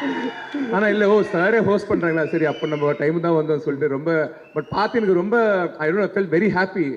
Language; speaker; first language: Tamil; non-native, local second language; Telugu